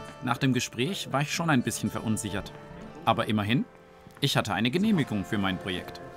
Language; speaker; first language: German; native; German